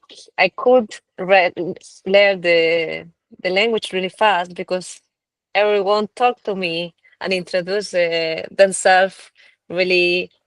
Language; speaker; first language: English; non-native, fluent; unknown